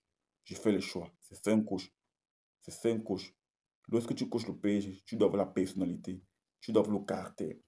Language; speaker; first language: French; native; French